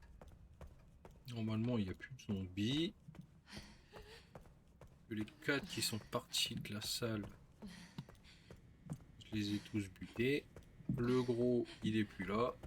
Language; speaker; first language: French; native; French